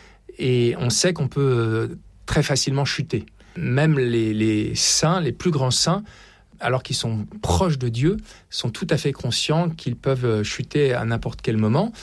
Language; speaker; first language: French; native; French